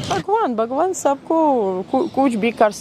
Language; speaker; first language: Hindi; non-native, learner; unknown